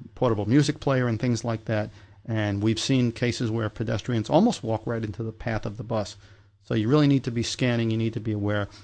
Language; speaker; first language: English; native; English